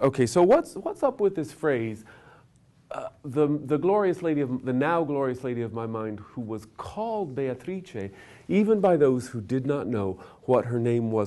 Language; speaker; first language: English; native; English